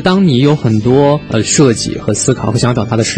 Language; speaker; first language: Chinese; native; Chinese